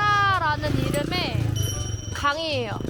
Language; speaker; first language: Korean; native; Korean